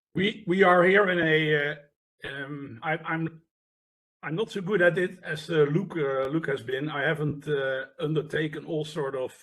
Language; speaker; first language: English; non-native, fluent; Dutch